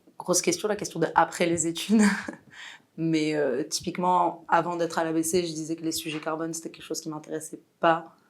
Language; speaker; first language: French; non-native, local second language; Arabic